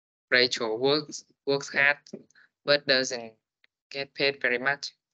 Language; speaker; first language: English; non-native, learner; Vietnamese